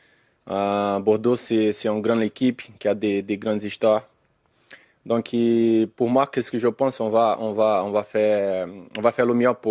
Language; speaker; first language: French; non-native, learner; Portuguese